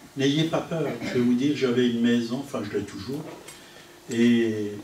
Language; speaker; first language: French; non-native, fluent; Italian